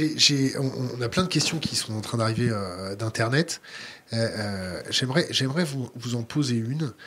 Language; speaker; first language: French; native; French